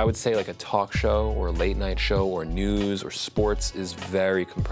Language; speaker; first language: English; native; English